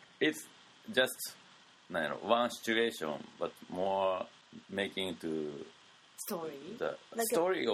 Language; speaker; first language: English; non-native, learner; Japanese